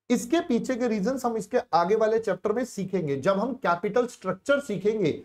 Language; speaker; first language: Hindi; native; Hindi